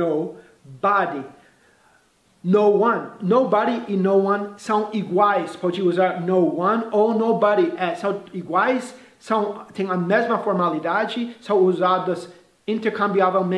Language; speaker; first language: Portuguese; non-native, fluent; English